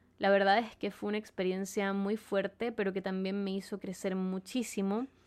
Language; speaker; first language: Spanish; native; Spanish